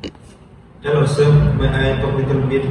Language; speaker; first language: English; non-native, learner; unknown